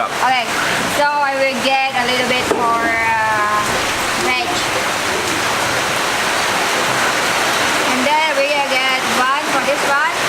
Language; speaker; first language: English; non-native, learner; Vietnamese